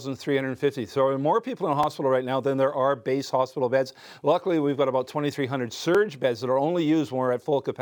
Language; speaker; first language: English; non-native, fluent; French